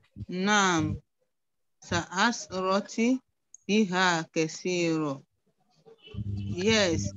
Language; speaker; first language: Arabic; non-native, learner; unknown